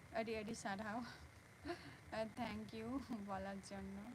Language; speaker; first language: Bangla; non-native, local second language; Santali